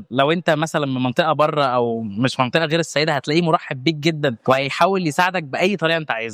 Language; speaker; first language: Arabic; native; Arabic